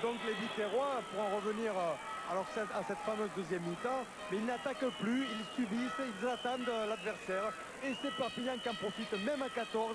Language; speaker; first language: French; native; French